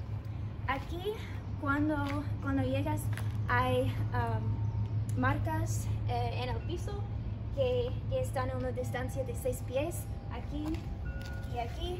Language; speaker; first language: Spanish; non-native, learner; English